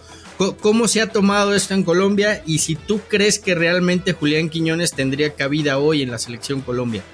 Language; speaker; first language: Spanish; native; Spanish